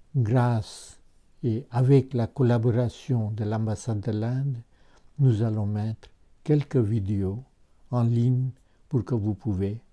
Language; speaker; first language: French; non-native, fluent; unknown